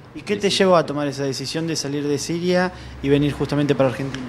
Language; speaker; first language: Spanish; native; Spanish